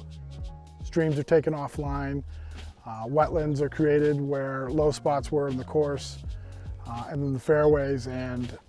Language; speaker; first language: English; native; English